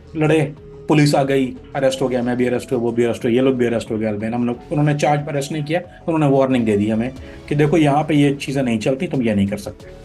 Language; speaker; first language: Urdu; native; Urdu